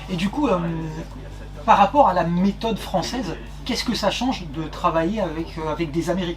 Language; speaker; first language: French; native; French